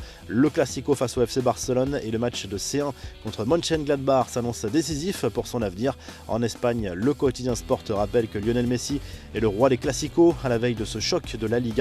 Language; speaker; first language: French; native; French